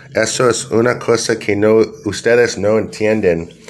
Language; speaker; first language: Spanish; non-native, learner; English